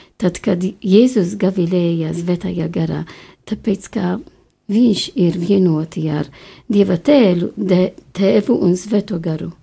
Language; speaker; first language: Latvian; non-native, fluent; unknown